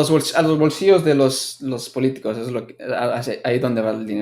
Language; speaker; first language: Spanish; early bilingual, heritage; Spanish